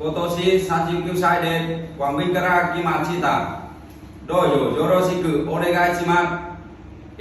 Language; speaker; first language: Japanese; non-native, learner; Vietnamese